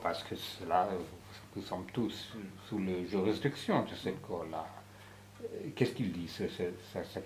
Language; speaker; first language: French; non-native, fluent; English